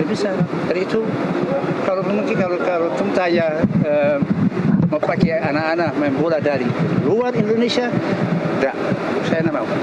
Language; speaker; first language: Indonesian; early bilingual, heritage; Indonesian